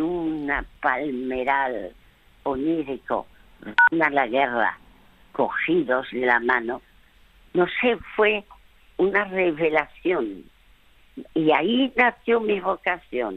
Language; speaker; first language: Spanish; early bilingual, other home language; French